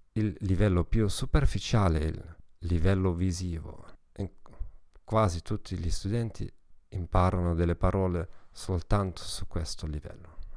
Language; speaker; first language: Italian; non-native, learner; German